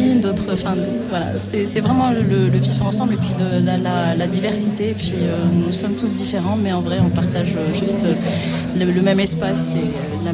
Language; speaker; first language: French; non-native, local second language; Arabic